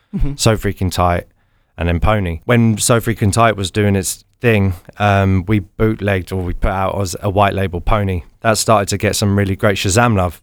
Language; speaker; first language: English; native; English